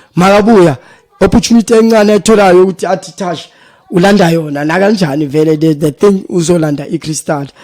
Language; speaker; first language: Zulu; native; Zulu